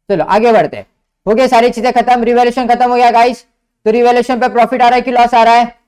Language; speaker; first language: Hindi; non-native, local second language; Marathi